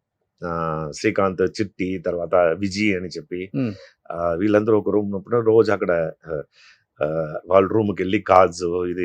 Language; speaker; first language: Telugu; non-native, fluent; Tamil